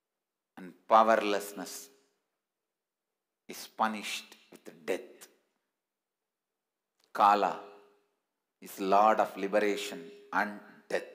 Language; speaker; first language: English; non-native, local second language; Tamil